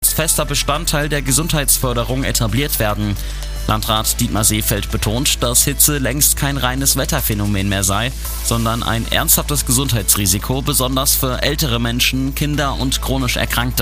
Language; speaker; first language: German; native; German